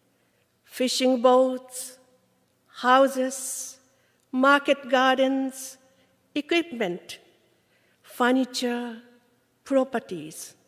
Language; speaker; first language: English; non-native, fluent; Japanese